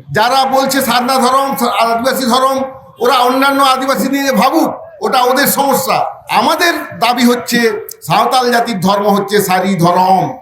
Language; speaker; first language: Bangla; non-native, local second language; Santali